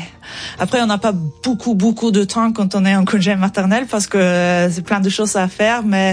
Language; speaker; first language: French; non-native, fluent; Norwegian